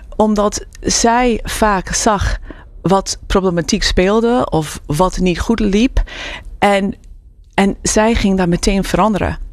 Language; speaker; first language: Dutch; non-native, fluent; English